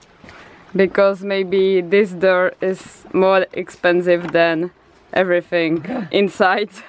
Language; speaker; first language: English; non-native, learner; Czech